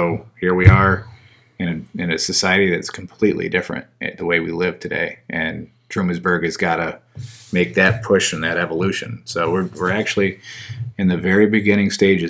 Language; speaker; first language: English; native; English